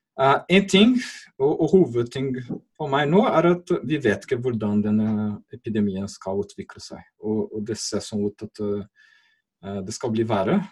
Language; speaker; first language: Norwegian; non-native, fluent; Portuguese